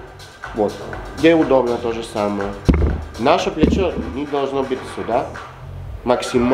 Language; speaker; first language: Russian; non-native, fluent; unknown